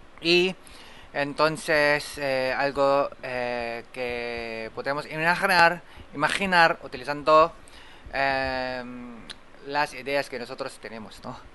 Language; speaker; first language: Spanish; non-native, fluent; Japanese